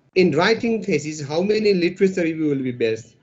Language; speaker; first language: English; non-native, local second language; Nepali